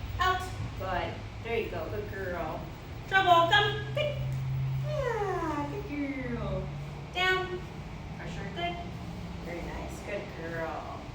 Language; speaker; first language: English; native; English